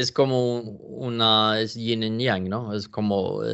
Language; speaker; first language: Spanish; non-native, learner; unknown